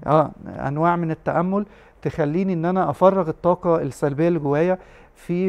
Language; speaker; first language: Arabic; native; Arabic